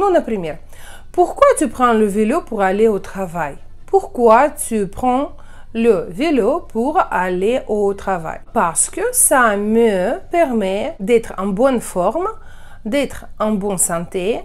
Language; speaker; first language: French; non-native, fluent; Russian